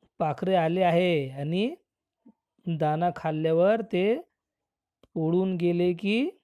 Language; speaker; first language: Marathi; non-native, local second language; Urdu